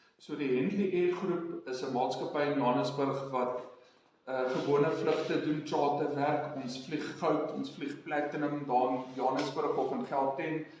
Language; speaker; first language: Afrikaans; non-native, local second language; English